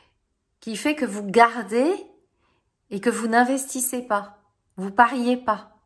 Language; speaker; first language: French; native; French